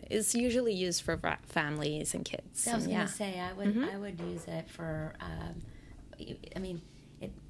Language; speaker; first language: English; non-native, fluent; Finnish